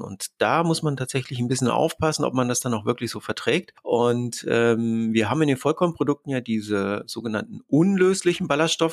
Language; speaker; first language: German; native; German